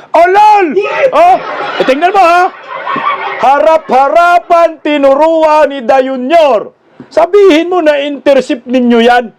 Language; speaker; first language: Filipino; non-native, local second language; Cebuano